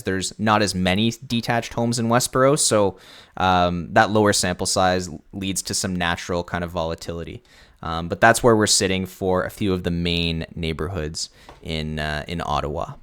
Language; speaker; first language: English; native; English